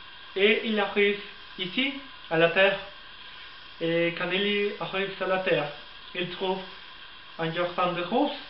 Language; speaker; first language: French; non-native, learner; Spanish